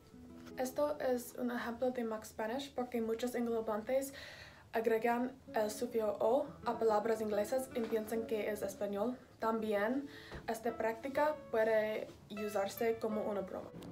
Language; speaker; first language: Spanish; non-native, learner; English